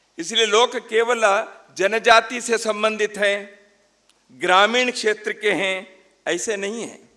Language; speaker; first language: Hindi; non-native, local second language; Kannada